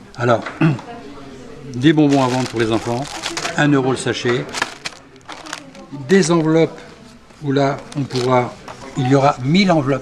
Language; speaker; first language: French; native; French